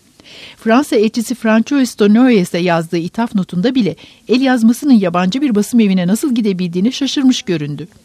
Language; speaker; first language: Turkish; native; Turkish